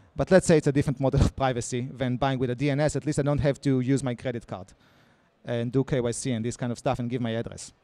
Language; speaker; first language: English; non-native, fluent; Hebrew